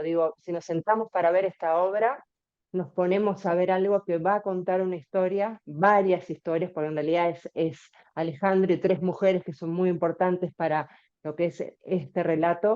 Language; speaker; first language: Spanish; native; Spanish